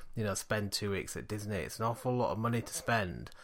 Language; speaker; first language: English; native; English